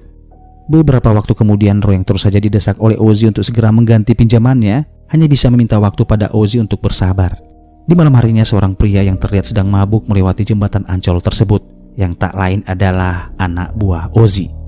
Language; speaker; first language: Indonesian; native; Indonesian